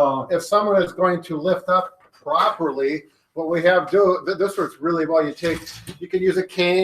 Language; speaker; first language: English; native; English